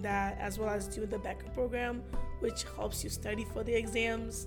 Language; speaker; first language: English; early bilingual, other home language; Ewe